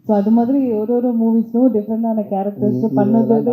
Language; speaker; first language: Tamil; early bilingual, heritage; Tamil